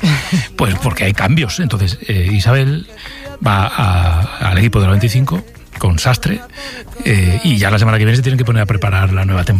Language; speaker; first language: Spanish; native; Spanish